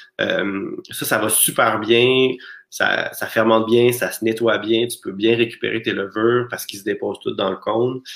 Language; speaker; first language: French; native; French